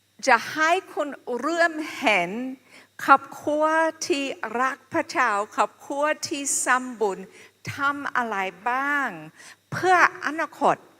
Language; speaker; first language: Thai; non-native, fluent; English